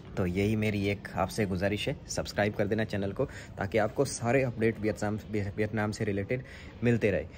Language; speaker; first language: Hindi; native; Hindi